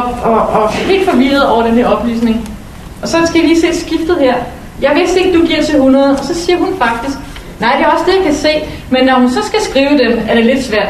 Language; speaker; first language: Danish; native; Danish